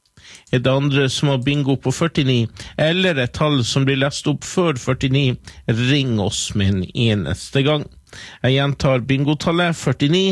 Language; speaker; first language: Norwegian; native; Norwegian